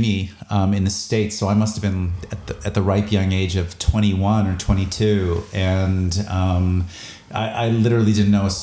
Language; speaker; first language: English; native; English